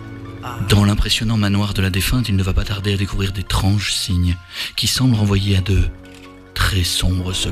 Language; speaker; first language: French; native; French